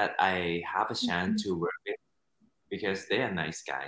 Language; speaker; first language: English; non-native, fluent; Thai